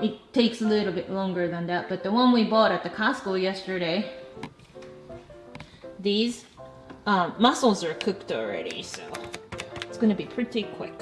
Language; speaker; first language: English; non-native, fluent; Japanese